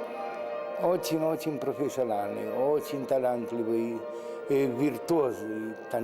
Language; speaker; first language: Russian; non-native, learner; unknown